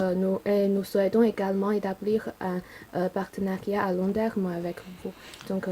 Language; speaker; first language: French; non-native, learner; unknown